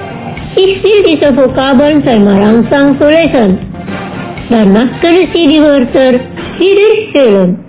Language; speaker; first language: German; non-native, learner; Indonesian